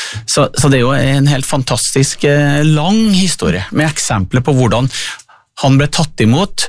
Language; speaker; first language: Norwegian; native; Norwegian